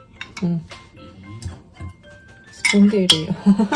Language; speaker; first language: Japanese; non-native, fluent; Mongolian